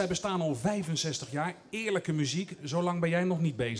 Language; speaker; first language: Dutch; native; Dutch